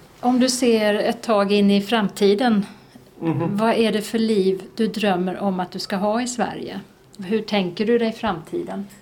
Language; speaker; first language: Swedish; native; Swedish